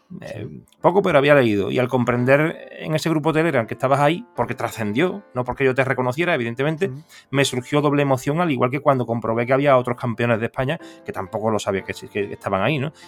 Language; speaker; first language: Spanish; native; Spanish